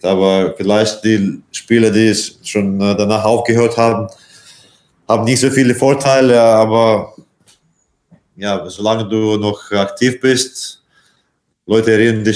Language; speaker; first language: German; non-native, fluent; Latvian